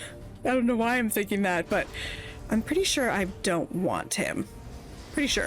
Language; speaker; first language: English; native; English